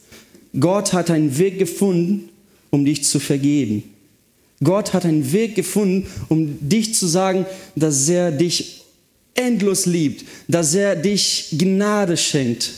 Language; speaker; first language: German; non-native, fluent; Portuguese